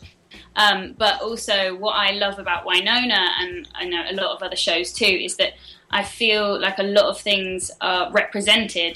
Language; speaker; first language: English; native; English